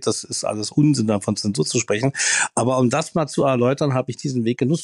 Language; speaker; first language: German; native; German